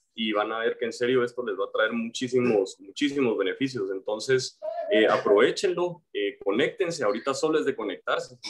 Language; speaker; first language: Spanish; native; Spanish